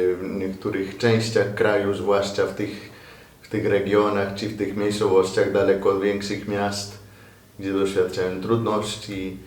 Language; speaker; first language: Polish; non-native, fluent; Spanish